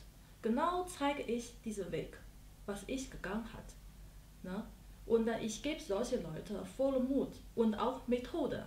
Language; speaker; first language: German; non-native, learner; Chinese